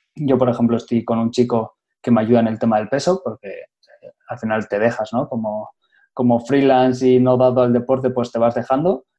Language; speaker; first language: Spanish; native; Spanish